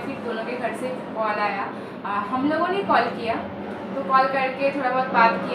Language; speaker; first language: Hindi; non-native, local second language; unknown